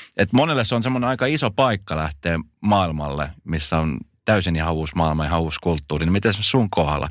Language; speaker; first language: Finnish; native; Finnish